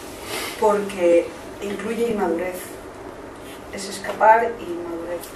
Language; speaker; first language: Spanish; native; Spanish